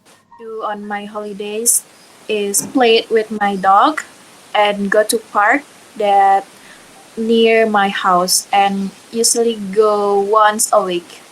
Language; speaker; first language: English; non-native, learner; Indonesian